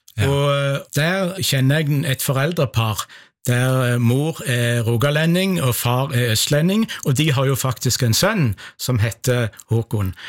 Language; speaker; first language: Norwegian; native; Norwegian